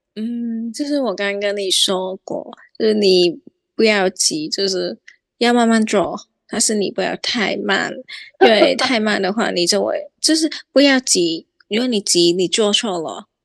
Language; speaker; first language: Chinese; non-native, fluent; Cantonese